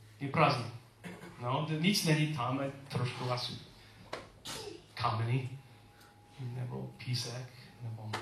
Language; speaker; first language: Czech; non-native, learner; English